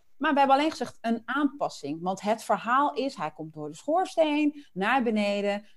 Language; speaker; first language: Dutch; early bilingual, other home language; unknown